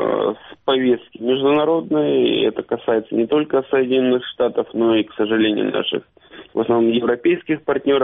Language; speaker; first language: Russian; native; Russian